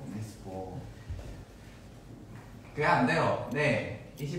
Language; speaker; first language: Korean; non-native, learner; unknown